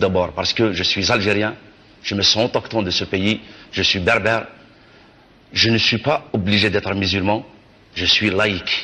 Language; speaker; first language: French; non-native, local second language; Kabyle